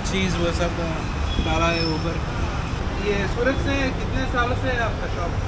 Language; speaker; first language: Hindi; non-native, local second language; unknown